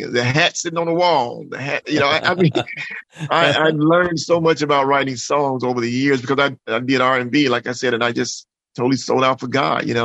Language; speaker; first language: English; native; English